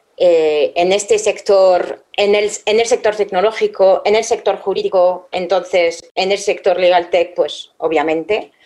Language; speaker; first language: Spanish; non-native, fluent; French